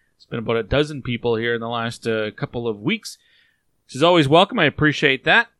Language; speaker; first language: English; native; English